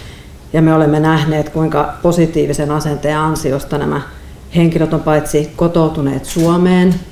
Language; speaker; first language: Finnish; native; Finnish